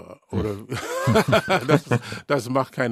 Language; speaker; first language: German; non-native, learner; English